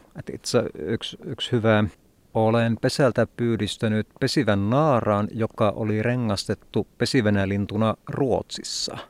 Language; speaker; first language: Finnish; native; Finnish